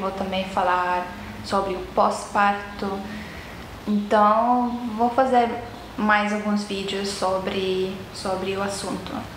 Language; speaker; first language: Portuguese; non-native, fluent; Estonian